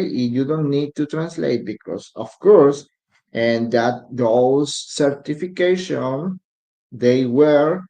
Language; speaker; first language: English; non-native, learner; Spanish